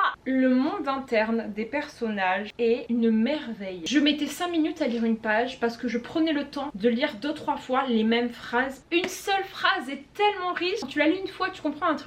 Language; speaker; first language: French; native; French